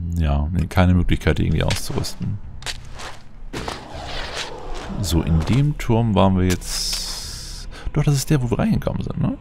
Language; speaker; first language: German; native; German